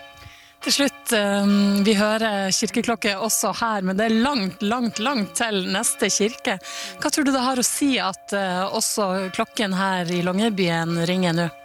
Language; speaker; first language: Norwegian; native; Norwegian